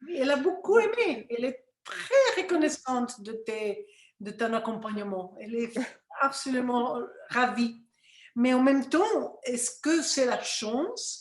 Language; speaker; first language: French; non-native, fluent; Spanish